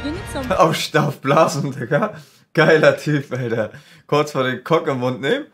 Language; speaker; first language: German; native; German